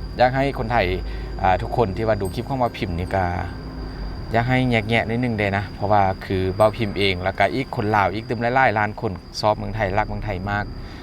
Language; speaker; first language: Thai; native; Thai